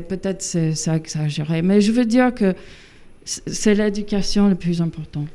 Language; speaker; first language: French; non-native, fluent; English